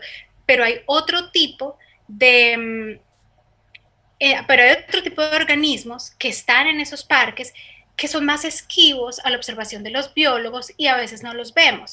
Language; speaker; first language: Spanish; native; Spanish